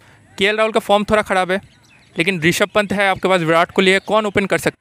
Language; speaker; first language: Hindi; native; Hindi